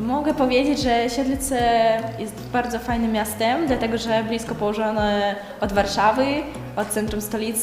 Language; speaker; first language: Polish; non-native, fluent; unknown